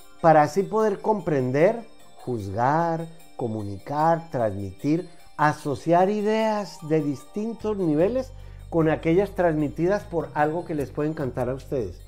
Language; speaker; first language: Spanish; native; Spanish